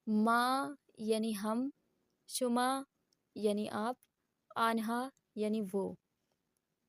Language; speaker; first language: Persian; non-native, fluent; Urdu